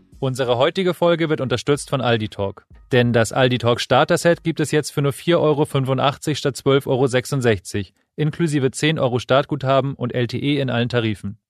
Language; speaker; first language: German; native; German